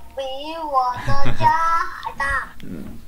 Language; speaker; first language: Chinese; early bilingual, heritage; Chinese